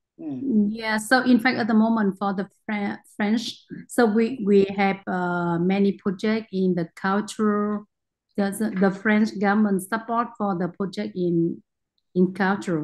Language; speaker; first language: English; non-native, learner; Vietnamese